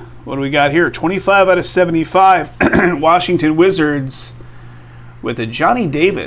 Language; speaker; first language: English; native; English